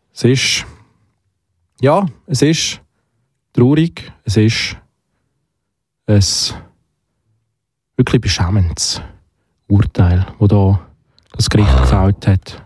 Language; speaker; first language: German; native; German